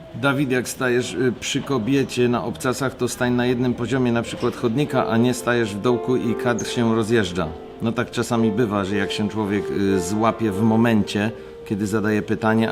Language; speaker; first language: Polish; native; Polish